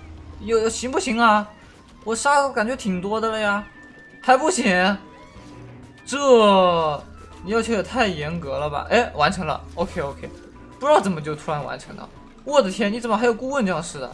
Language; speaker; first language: Chinese; native; Chinese